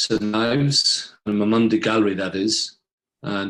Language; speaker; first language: English; native; English